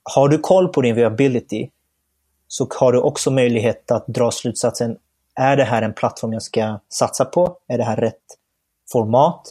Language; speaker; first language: Swedish; early bilingual, other home language; Bangla